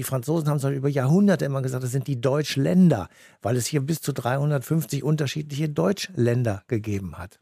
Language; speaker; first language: German; native; German